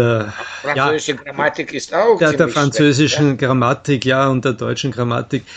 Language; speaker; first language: German; non-native, learner; Russian